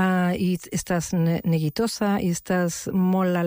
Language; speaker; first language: Catalan; non-native, local second language; Spanish